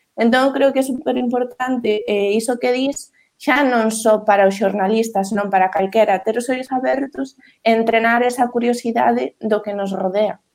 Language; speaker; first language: Galician; native; Galician